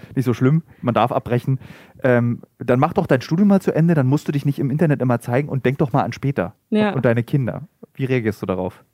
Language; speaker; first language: German; native; German